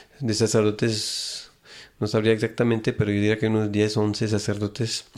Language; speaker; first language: Spanish; non-native, fluent; French